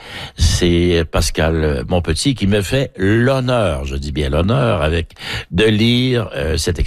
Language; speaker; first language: French; native; French